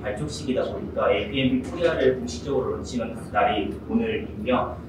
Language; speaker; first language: Korean; native; Korean